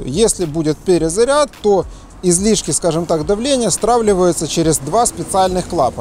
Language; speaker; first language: Russian; native; Russian